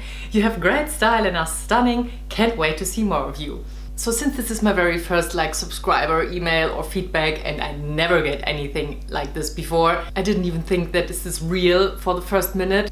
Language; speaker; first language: English; non-native, fluent; German